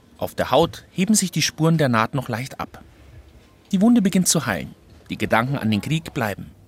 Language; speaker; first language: German; native; German